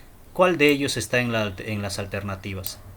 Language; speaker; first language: Spanish; native; Spanish